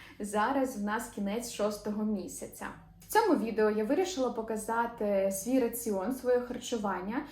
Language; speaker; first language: Ukrainian; non-native, local second language; Russian